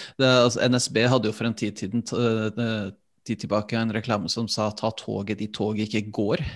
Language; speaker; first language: Norwegian; native; Norwegian